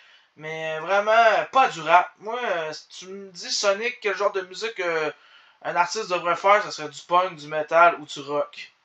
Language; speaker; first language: French; native; French